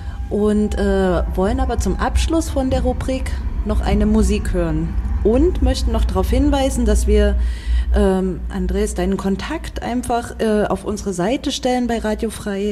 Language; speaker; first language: German; native; German